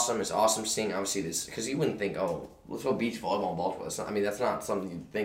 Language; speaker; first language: English; native; English